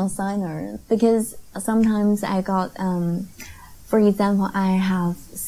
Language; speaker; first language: English; non-native, fluent; Chinese